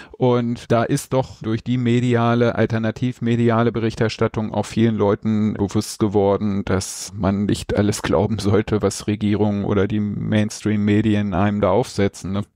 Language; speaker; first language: German; native; German